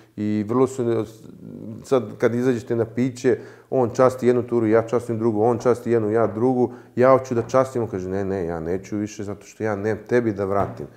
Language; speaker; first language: Serbian; native; Serbian